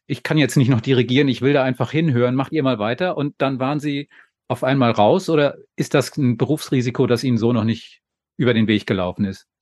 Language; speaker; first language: German; native; German